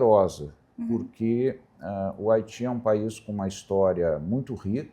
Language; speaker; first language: Portuguese; native; Portuguese